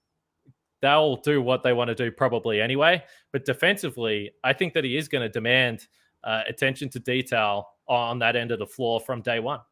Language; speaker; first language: English; native; English